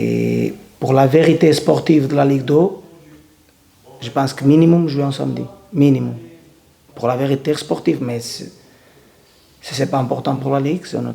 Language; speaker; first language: French; non-native, learner; Portuguese